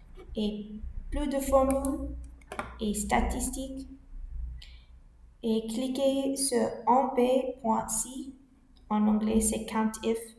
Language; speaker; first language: French; non-native, learner; English